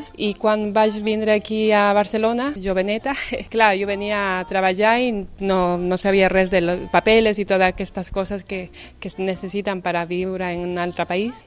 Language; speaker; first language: Catalan; non-native, fluent; Spanish